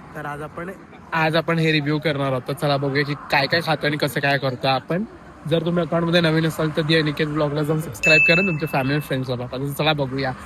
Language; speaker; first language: Marathi; native; Marathi